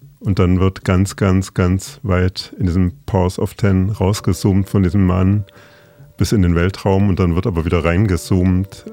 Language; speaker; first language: German; native; German